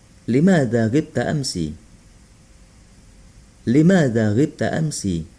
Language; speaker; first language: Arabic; non-native, local second language; Indonesian